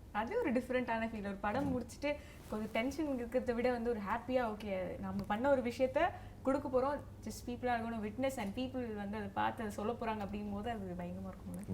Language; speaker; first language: Tamil; native; Tamil